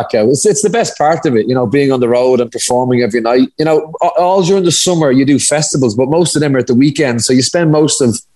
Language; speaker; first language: English; native; English